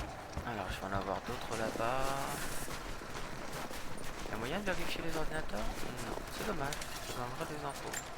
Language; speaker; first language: French; native; French